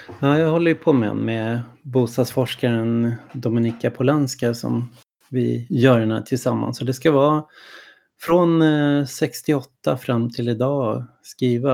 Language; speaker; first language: Swedish; native; Swedish